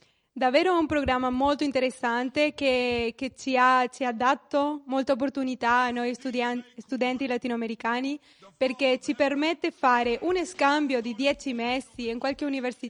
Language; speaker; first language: Italian; non-native, fluent; Spanish